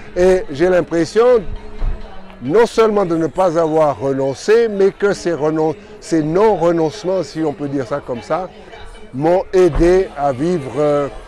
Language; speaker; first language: French; native; French